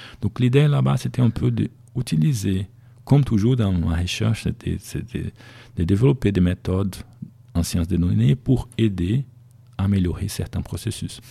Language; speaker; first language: French; non-native, fluent; Portuguese